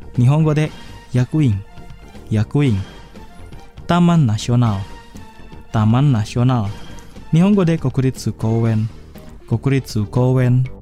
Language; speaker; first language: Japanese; non-native, fluent; Indonesian